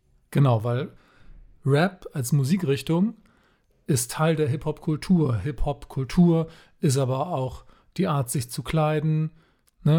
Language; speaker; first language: German; native; German